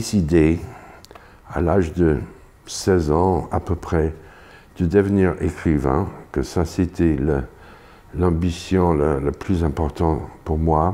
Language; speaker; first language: French; non-native, fluent; English